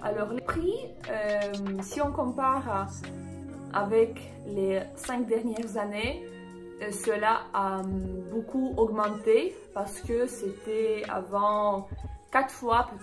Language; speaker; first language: French; non-native, fluent; Ukrainian